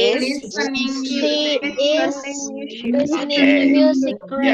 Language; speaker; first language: English; non-native, learner; Indonesian